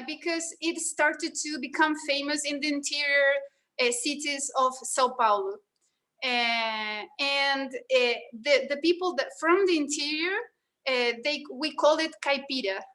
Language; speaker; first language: English; non-native, fluent; Portuguese